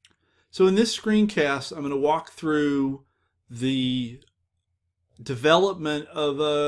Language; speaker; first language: English; native; English